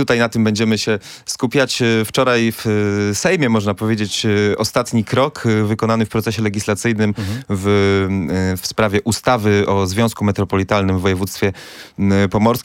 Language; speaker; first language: Polish; native; Polish